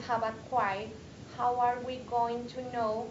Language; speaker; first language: English; non-native, learner; Spanish